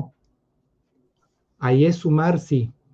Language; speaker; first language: Spanish; native; Spanish